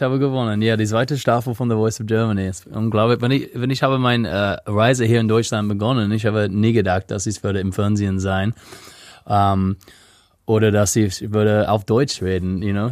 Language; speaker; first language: German; non-native, fluent; English